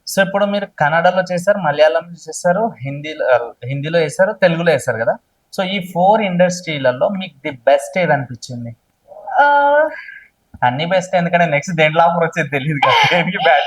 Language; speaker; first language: Telugu; native; Telugu